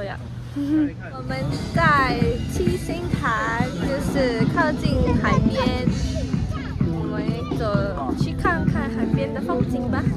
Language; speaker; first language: Chinese; non-native, local second language; English